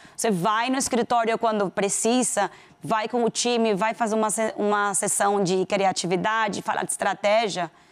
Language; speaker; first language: Portuguese; non-native, fluent; Spanish